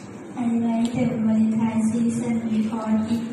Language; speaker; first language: English; non-native, learner; Thai